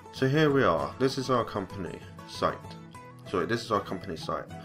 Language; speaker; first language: English; native; English